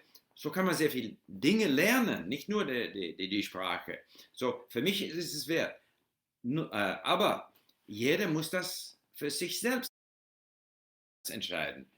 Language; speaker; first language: German; non-native, learner; English